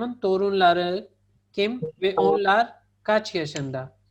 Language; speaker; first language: Turkish; non-native, fluent; Urdu